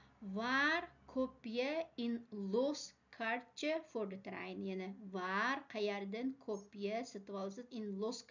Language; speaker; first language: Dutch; non-native, fluent; Uyghur